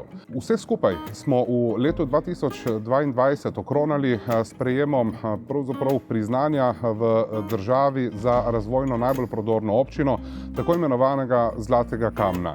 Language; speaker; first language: Slovenian; native; Slovenian